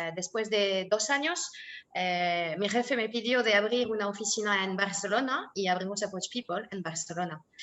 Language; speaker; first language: Spanish; non-native, fluent; French